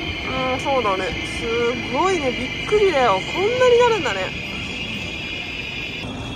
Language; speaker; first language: Japanese; native; Japanese